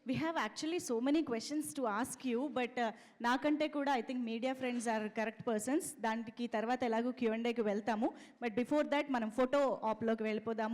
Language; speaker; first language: Telugu; native; Telugu